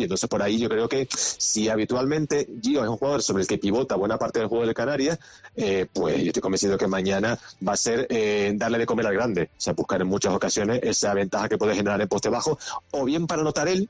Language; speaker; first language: Spanish; native; Spanish